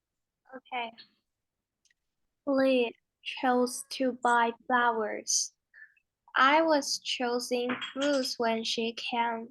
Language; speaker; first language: English; non-native, learner; Chinese